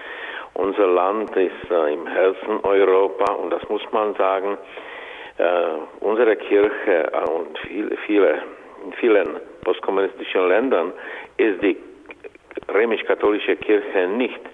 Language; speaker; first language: German; non-native, fluent; Czech